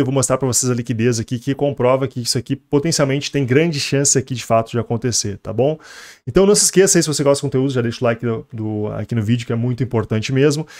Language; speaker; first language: Portuguese; native; Portuguese